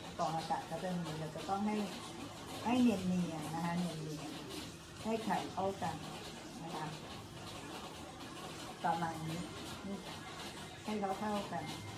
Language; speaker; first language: Thai; native; Thai